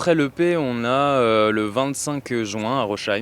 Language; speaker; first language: French; native; French